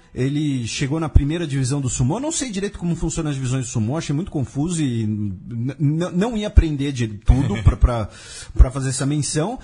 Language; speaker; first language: Portuguese; native; Portuguese